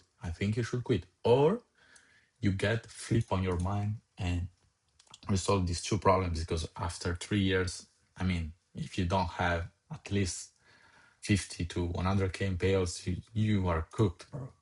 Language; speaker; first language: English; non-native, fluent; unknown